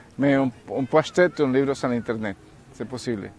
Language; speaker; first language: French; non-native, learner; Spanish